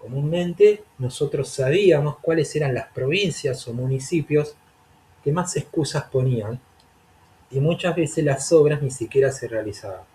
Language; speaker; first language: Spanish; native; Spanish